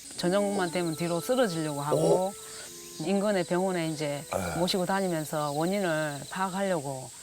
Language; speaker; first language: Korean; native; Korean